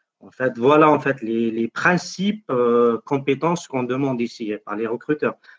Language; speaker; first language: French; non-native, local second language; Arabic